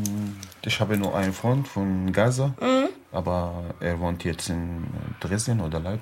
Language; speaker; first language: German; non-native, learner; Arabic